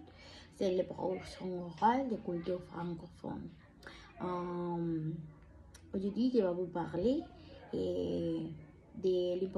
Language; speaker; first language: French; non-native, learner; Spanish